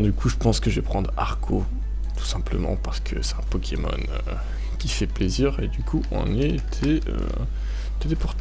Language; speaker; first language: French; native; French